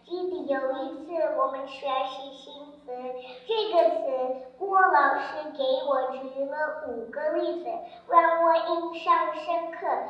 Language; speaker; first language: Chinese; non-native, learner; English